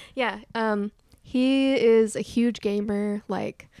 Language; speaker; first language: English; native; English